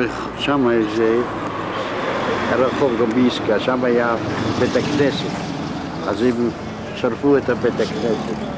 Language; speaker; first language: Hebrew; non-native, fluent; Yiddish